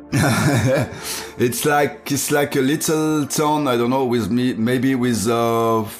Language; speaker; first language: English; non-native, learner; French